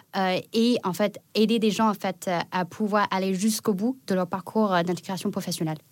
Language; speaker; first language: French; non-native, fluent; Chinese